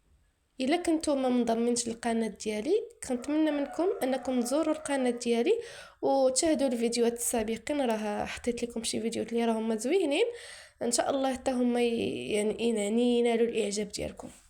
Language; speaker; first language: Arabic; native; Arabic